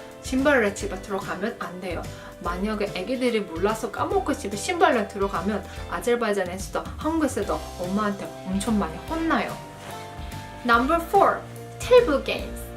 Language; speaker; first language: Korean; non-native, fluent; Azerbaijani